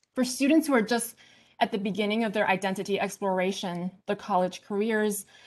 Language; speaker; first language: English; early bilingual, other home language; Chinese